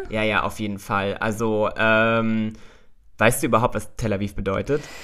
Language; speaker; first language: German; native; German